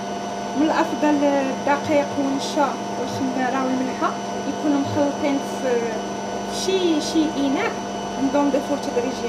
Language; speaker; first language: Arabic; native; Arabic